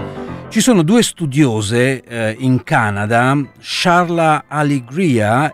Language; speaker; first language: Italian; native; Italian